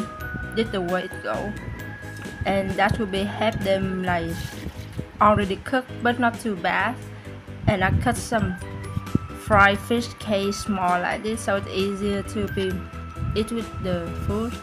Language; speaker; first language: English; non-native, learner; Vietnamese